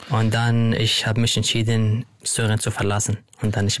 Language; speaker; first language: German; non-native, fluent; Arabic